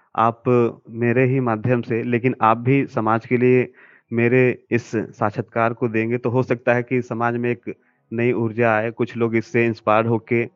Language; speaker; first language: Hindi; native; Hindi